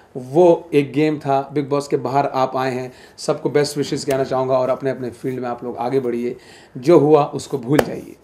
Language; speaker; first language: Hindi; native; Hindi